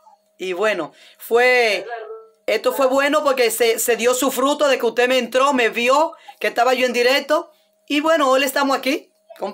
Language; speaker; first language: Spanish; native; Spanish